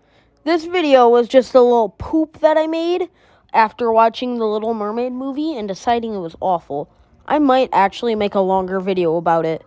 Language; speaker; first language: English; native; English